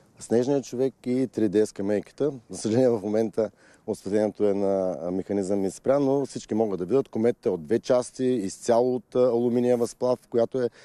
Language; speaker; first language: Bulgarian; native; Bulgarian